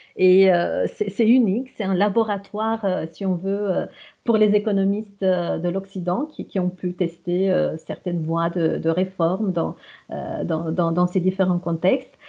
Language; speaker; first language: French; non-native, fluent; Romanian